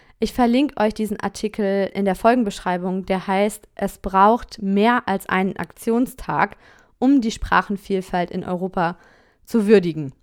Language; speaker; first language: German; native; German